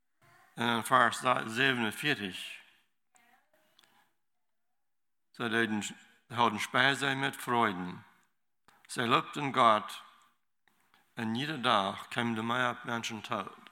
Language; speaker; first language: German; non-native, learner; Low German